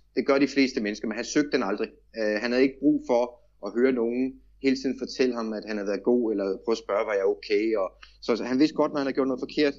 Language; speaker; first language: Danish; native; Danish